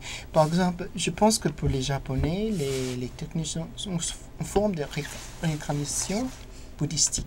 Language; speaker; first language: French; non-native, fluent; English